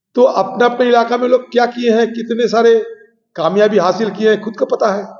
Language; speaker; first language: Hindi; non-native, local second language; Bangla